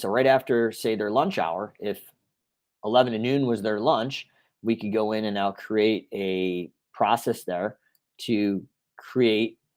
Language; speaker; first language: English; native; English